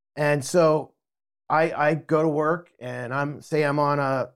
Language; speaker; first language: English; native; English